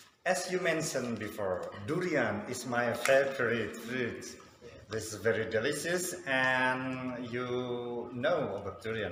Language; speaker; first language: English; non-native, fluent; Sundanese